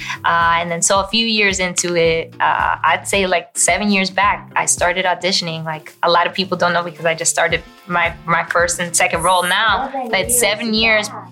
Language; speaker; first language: English; early bilingual, other home language; Spanish